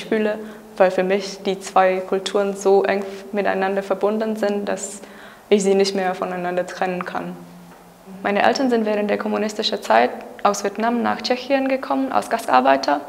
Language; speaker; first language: German; non-native, fluent; Czech